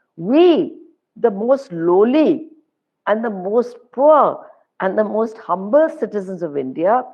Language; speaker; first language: English; non-native, local second language; Hindi